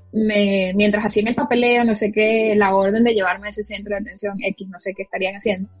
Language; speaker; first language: Spanish; native; Spanish